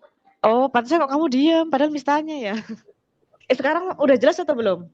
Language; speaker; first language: Indonesian; native; Indonesian